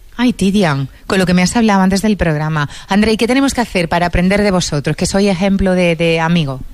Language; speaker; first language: Spanish; native; Spanish